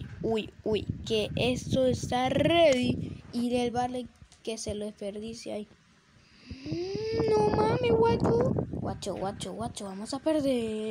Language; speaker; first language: Spanish; native; Spanish